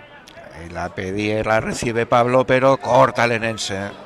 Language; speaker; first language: Spanish; native; Spanish